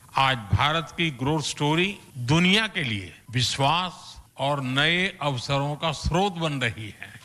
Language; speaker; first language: Hindi; non-native, local second language; Gujarati